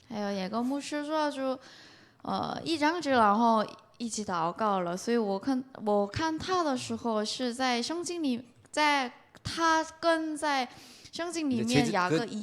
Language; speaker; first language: Chinese; non-native, fluent; Korean